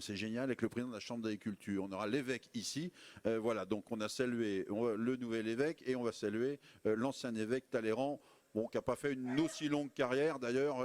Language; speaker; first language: French; native; French